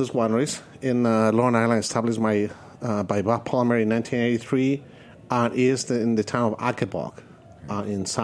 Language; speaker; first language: English; non-native, fluent; Spanish